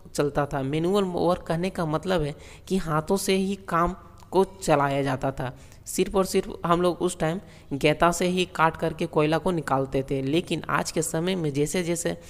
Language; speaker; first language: Hindi; native; Hindi